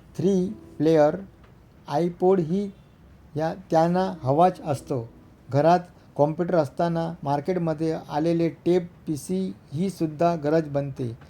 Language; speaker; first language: Marathi; non-native, local second language; Gujarati